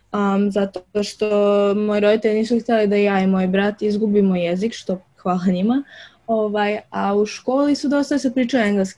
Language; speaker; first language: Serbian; early bilingual, other home language; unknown